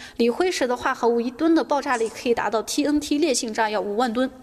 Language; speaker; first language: Chinese; native; Chinese